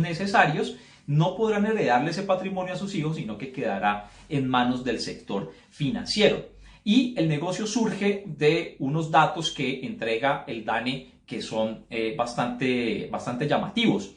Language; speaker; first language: Spanish; native; Spanish